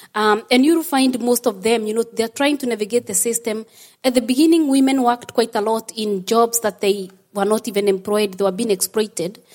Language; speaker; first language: English; non-native, local second language; Kikuyu